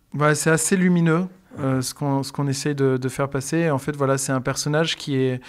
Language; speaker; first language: French; native; French